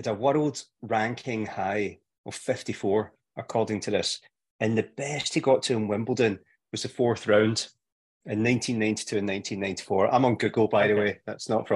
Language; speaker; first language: English; native; English